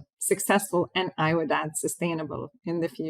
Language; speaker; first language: English; non-native, fluent; Lithuanian